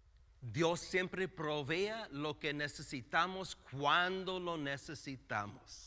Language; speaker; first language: Spanish; non-native, fluent; English